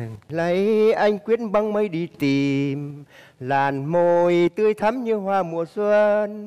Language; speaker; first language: Vietnamese; native; Vietnamese